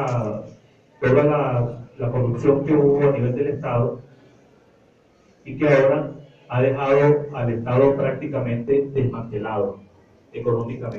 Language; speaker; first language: Spanish; native; Spanish